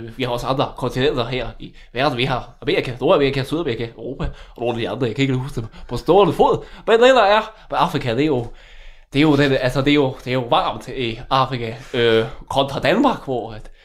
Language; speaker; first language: Danish; native; Danish